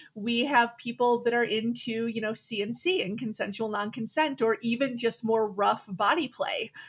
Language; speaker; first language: English; native; English